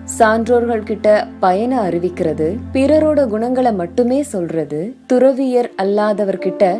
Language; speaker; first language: Tamil; native; Tamil